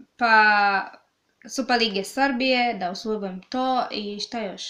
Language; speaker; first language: Serbian; non-native, learner; Swahili